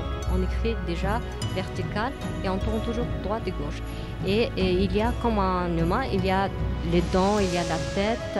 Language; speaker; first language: French; non-native, learner; Mongolian